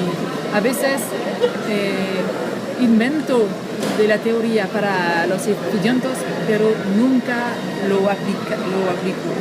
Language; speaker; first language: Spanish; non-native, learner; French